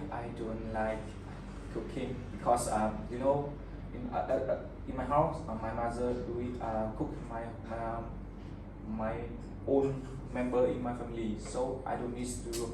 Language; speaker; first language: English; non-native, learner; Vietnamese